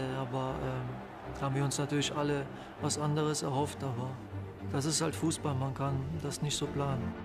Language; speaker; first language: German; early bilingual, other home language; Polish